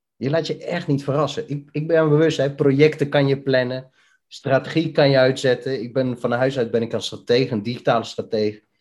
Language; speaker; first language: Dutch; early bilingual, other home language; Bosnian